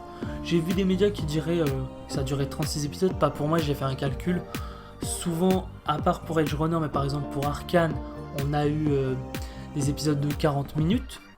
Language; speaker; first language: French; native; French